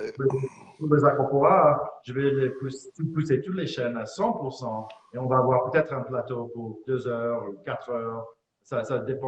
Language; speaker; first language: French; non-native, fluent; English